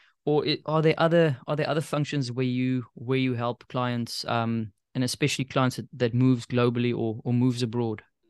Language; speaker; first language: English; non-native, local second language; Afrikaans